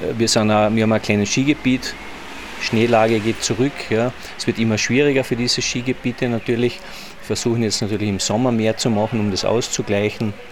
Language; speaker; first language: German; native; German